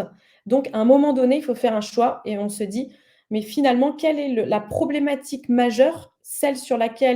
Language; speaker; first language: French; native; French